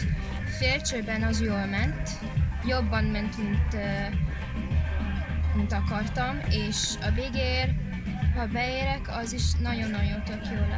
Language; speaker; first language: Hungarian; early bilingual, heritage; English